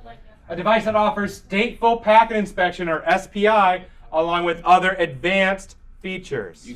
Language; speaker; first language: English; native; English